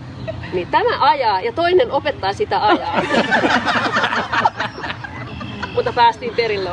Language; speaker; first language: Finnish; native; Finnish